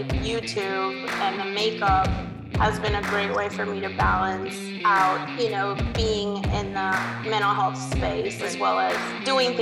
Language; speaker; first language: English; non-native, fluent; Spanish